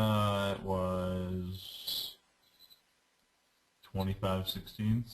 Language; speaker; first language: English; native; English